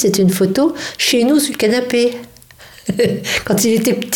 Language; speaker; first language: French; native; French